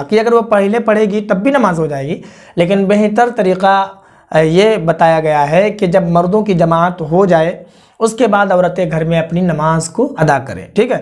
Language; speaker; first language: Hindi; native; Hindi